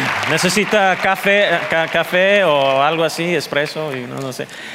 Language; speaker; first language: Spanish; non-native, fluent; English